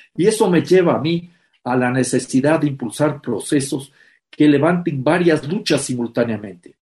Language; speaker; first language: Spanish; native; Spanish